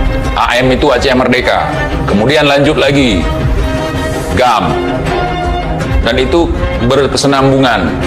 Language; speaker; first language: Indonesian; native; Indonesian